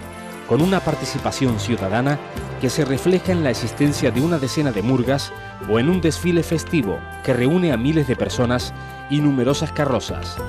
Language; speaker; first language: Spanish; native; Spanish